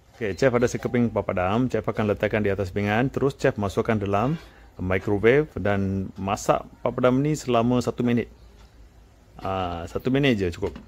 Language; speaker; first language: Malay; non-native, local second language; Tamil